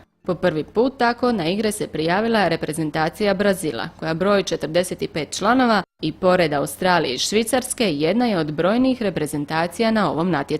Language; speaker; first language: Croatian; native; Croatian